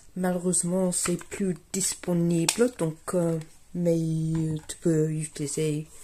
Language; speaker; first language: French; non-native, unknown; English